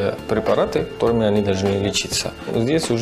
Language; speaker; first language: Russian; non-native, fluent; Tamil